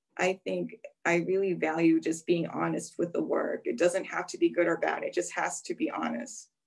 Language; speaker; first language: English; native; English